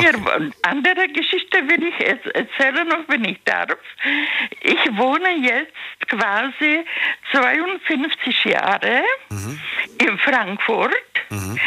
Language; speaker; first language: German; non-native, learner; Czech